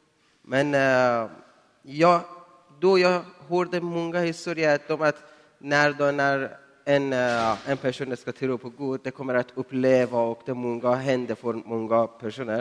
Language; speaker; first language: Swedish; non-native, learner; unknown